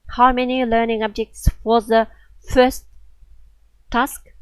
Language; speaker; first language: English; non-native, fluent; Kazakh